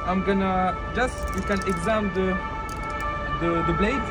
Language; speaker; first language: English; non-native, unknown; Arabic